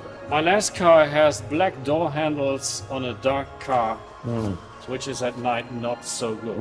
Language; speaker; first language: English; non-native, fluent; German